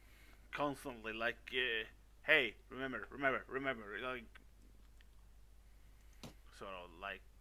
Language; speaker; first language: English; non-native, fluent; Swedish